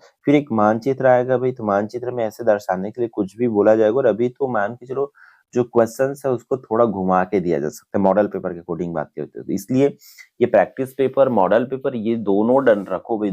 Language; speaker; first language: Hindi; native; Hindi